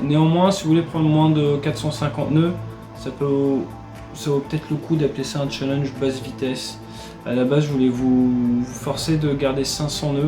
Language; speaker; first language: French; native; French